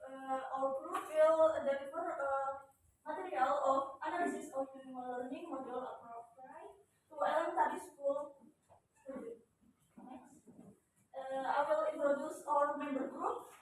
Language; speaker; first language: English; non-native, learner; Indonesian